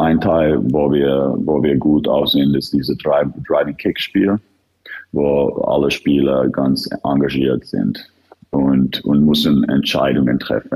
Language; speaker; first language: German; non-native, fluent; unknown